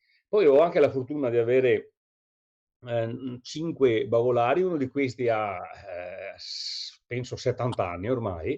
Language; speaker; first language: Italian; native; Italian